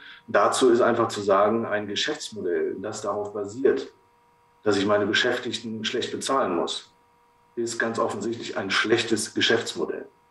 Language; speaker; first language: German; native; German